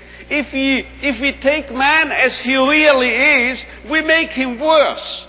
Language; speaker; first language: English; non-native, fluent; German